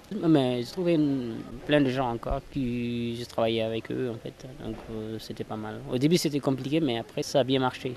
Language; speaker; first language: French; non-native, local second language; Fula